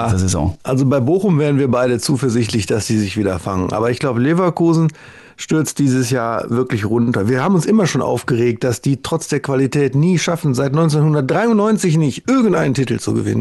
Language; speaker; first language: German; native; German